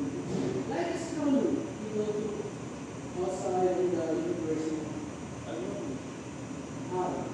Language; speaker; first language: English; non-native, local second language; Filipino